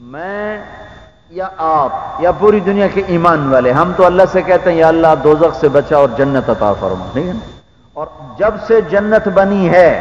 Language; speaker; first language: Urdu; native; Urdu